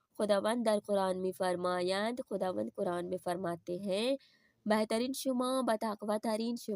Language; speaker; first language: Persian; non-native, fluent; Urdu